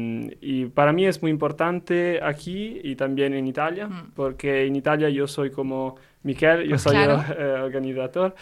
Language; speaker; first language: Spanish; non-native, learner; Italian